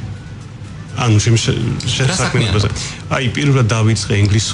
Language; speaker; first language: Georgian; non-native, fluent; English